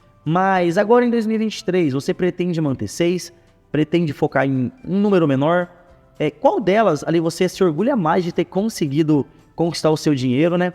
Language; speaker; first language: Portuguese; native; Portuguese